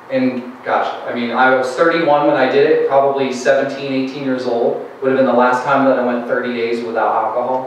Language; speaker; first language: English; native; English